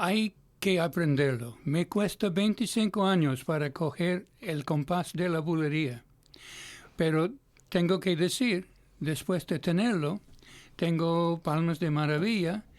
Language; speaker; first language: Spanish; non-native, fluent; English